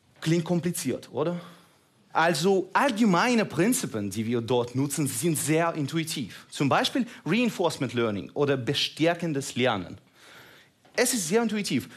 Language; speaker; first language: German; non-native, fluent; Russian